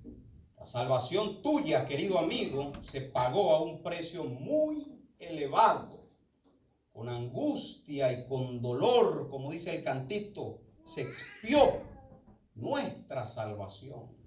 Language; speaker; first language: Spanish; native; Spanish